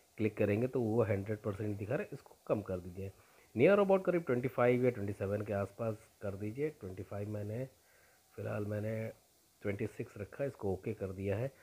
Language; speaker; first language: Hindi; native; Hindi